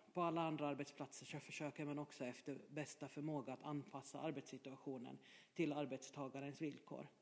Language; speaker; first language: Swedish; native; Swedish